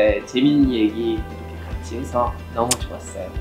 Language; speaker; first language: Korean; non-native, fluent; French